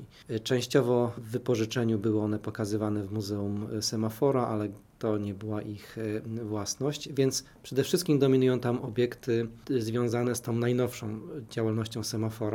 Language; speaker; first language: Polish; native; Polish